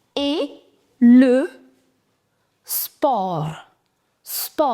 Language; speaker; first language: French; non-native, fluent; Hindi